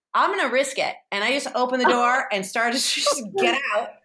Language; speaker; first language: English; native; English